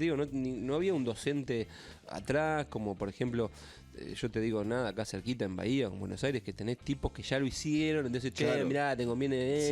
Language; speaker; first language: Spanish; native; Spanish